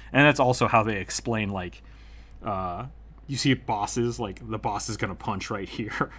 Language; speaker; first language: English; native; English